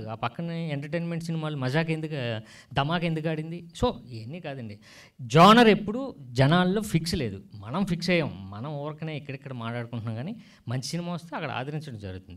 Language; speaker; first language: Telugu; native; Telugu